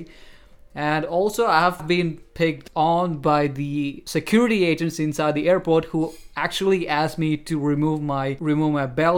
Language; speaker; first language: English; non-native, local second language; Malayalam